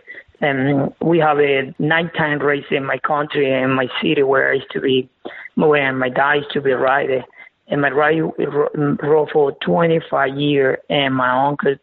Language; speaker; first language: English; non-native, learner; Spanish